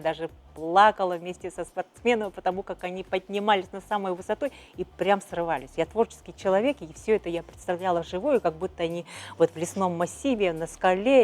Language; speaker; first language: Russian; native; Russian